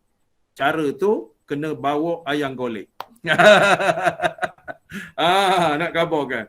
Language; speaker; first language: Malay; native; Malay